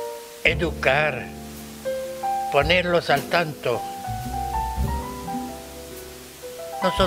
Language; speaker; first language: Spanish; non-native, fluent; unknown